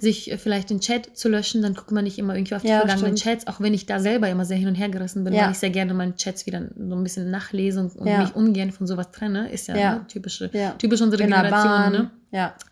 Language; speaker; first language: German; native; German